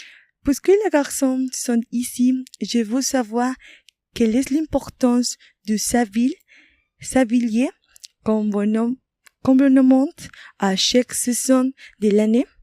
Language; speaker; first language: French; non-native, learner; Spanish